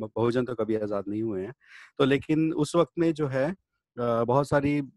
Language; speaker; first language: Hindi; native; Hindi